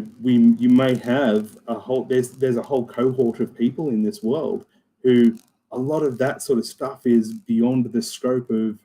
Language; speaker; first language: English; native; English